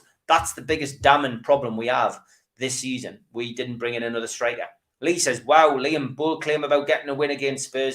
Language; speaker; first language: English; native; English